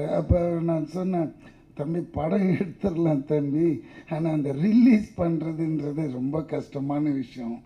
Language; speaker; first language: Tamil; native; Tamil